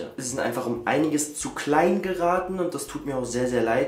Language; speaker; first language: German; native; German